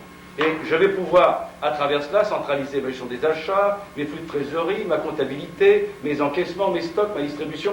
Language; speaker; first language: French; native; French